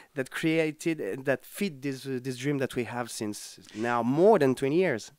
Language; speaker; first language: English; non-native, fluent; French